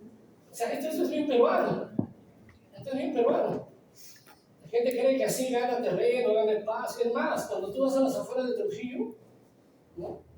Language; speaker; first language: Spanish; native; Spanish